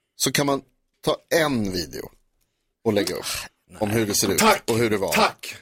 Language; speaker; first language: Swedish; native; Swedish